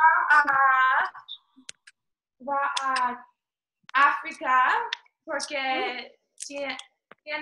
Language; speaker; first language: Spanish; non-native, learner; English